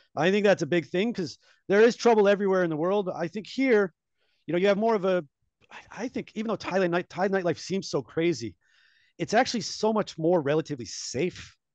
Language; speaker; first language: English; native; English